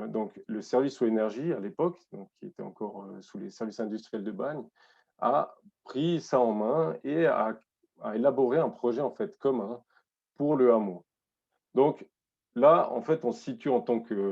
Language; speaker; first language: French; native; French